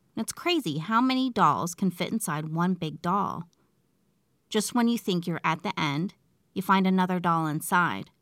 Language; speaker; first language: English; native; English